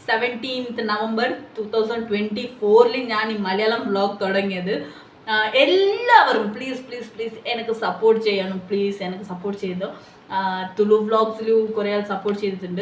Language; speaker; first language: Malayalam; non-native, local second language; Tulu